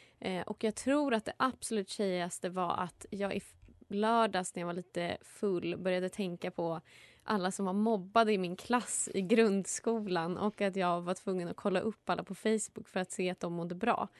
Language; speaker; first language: Swedish; native; Swedish